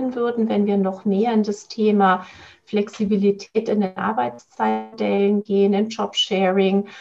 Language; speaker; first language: German; native; German